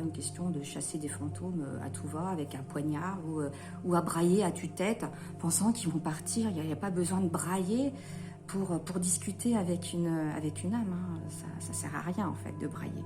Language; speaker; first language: French; native; French